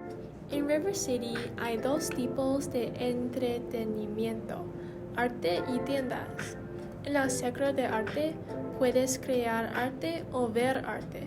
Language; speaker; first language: Spanish; non-native, learner; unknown